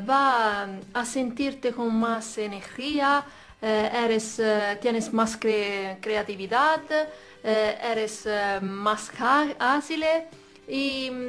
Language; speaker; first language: Spanish; non-native, fluent; Italian